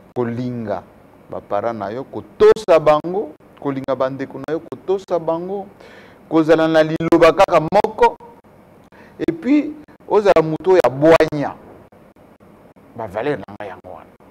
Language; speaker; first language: Lingala; non-native, local second language; Luba-Lulua